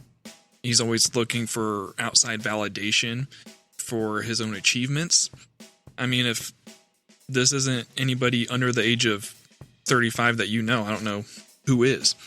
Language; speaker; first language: English; native; English